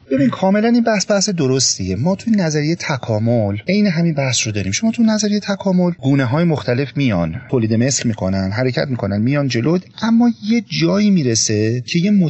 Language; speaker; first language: Persian; native; Persian